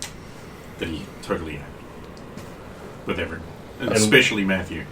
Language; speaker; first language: English; native; English